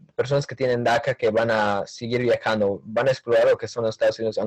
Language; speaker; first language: Spanish; early bilingual, heritage; Spanish